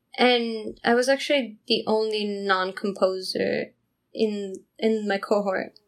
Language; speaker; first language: English; non-native, fluent; Italian